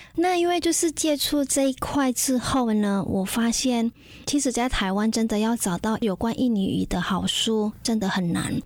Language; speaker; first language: Chinese; non-native, fluent; Indonesian